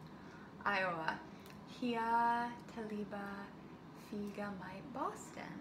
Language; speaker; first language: Arabic; non-native, learner; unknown